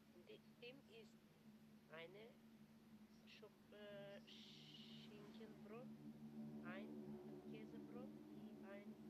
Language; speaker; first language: German; non-native, learner; Macedonian